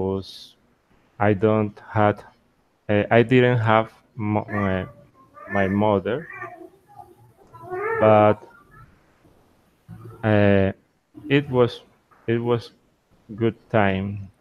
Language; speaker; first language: English; non-native, learner; Spanish